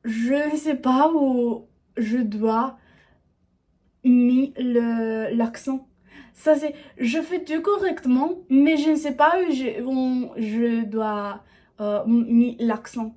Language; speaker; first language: French; non-native, learner; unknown